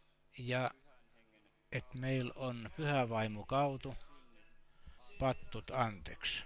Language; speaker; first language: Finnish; non-native, learner; Estonian